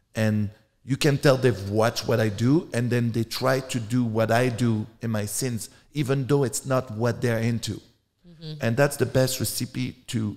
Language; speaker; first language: English; non-native, fluent; French